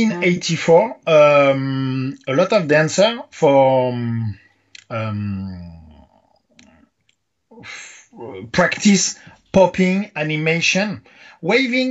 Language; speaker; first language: English; non-native, learner; French